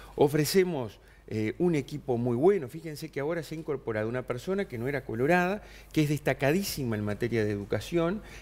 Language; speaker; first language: Spanish; native; Spanish